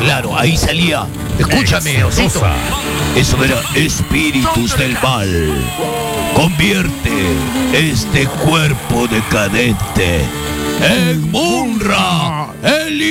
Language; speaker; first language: Spanish; native; Spanish